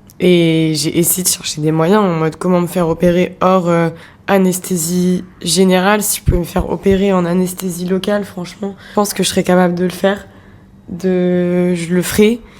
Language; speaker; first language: French; native; French